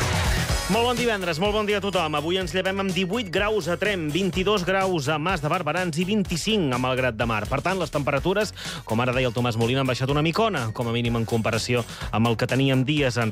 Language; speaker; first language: Catalan; native; Catalan